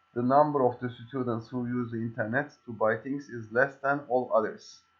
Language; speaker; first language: English; non-native, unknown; Turkish